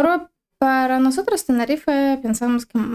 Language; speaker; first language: Spanish; non-native, learner; Ukrainian